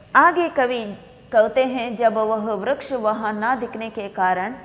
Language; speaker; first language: Hindi; non-native, local second language; Kannada